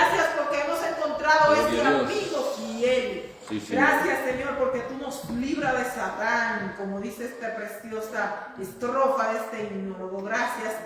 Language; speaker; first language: Spanish; native; Spanish